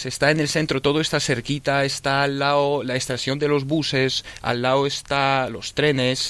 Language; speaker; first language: Spanish; early bilingual, other home language; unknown